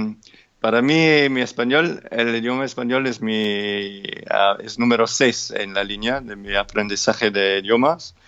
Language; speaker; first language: Spanish; non-native, fluent; English